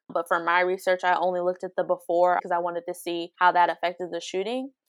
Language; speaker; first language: English; native; English